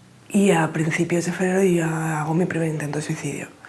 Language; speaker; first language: Spanish; native; Spanish